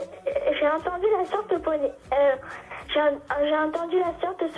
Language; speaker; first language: French; early bilingual, other home language; Turkish